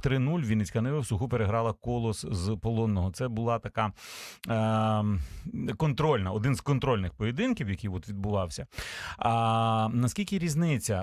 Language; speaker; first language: Ukrainian; native; Ukrainian